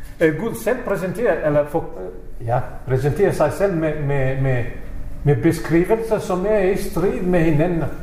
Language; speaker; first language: Danish; non-native, fluent; Bosnian